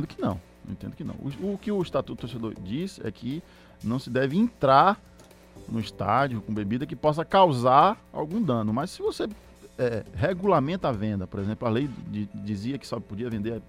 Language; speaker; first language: Portuguese; native; Portuguese